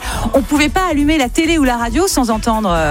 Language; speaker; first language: French; native; French